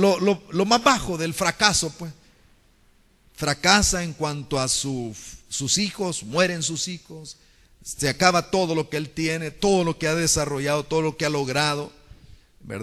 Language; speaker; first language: Spanish; native; Spanish